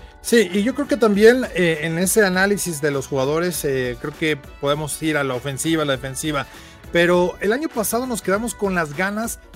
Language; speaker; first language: Spanish; native; Spanish